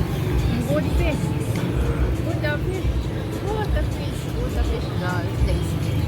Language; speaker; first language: English; non-native, learner; Filipino